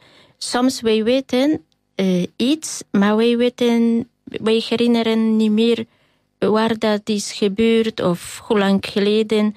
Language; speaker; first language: Dutch; non-native, learner; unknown